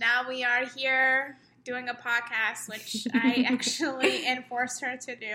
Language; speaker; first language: English; non-native, fluent; Estonian